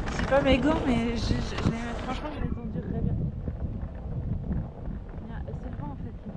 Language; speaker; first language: French; native; French